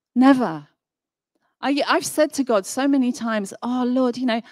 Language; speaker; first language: English; native; English